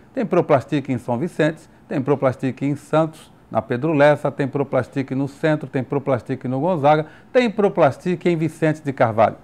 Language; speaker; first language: Portuguese; native; Portuguese